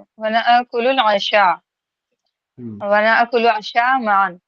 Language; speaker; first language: Arabic; non-native, learner; Urdu